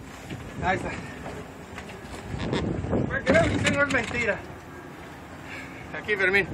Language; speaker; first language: Spanish; native; Spanish